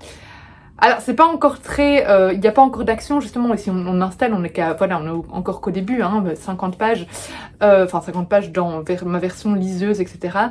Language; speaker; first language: French; native; French